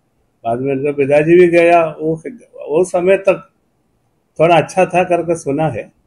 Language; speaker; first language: Hindi; non-native, local second language; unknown